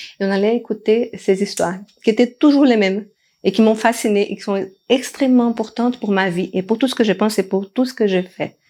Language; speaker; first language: French; non-native, fluent; Portuguese